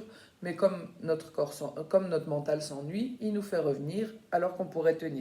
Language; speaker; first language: French; native; French